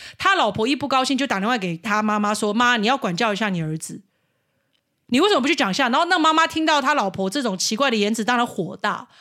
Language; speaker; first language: Chinese; native; Chinese